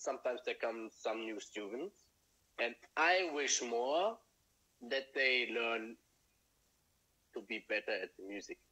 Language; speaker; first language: English; non-native, fluent; German